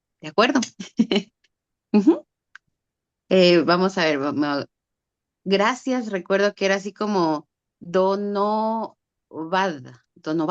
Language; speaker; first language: Spanish; native; Spanish